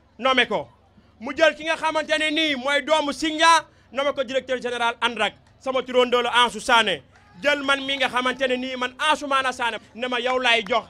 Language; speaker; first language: Wolof; non-native, local second language; Jola-Fonyi